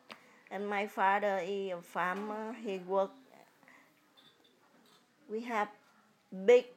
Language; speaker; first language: English; early bilingual, other home language; Vietnamese